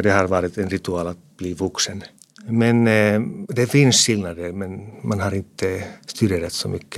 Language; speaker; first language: Swedish; non-native, fluent; Finnish